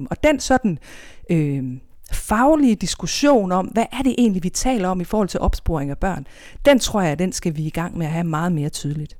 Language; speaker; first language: Danish; native; Danish